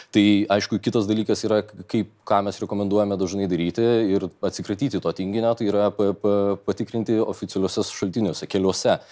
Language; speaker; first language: Lithuanian; native; Lithuanian